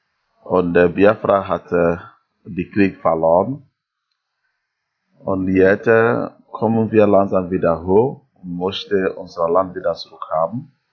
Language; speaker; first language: German; non-native, fluent; Igbo